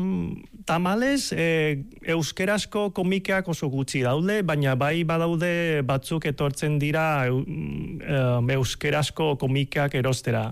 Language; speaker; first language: Basque; non-native, local second language; Spanish